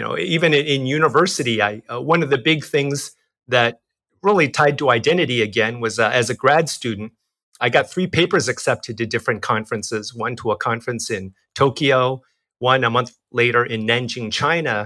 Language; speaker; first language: English; native; English